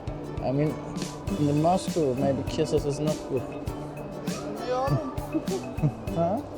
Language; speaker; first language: English; non-native, learner; Turkish